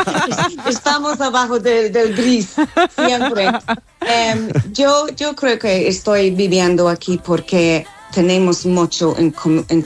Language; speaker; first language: Spanish; non-native, fluent; English